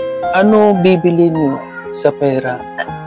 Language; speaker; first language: Filipino; non-native, learner; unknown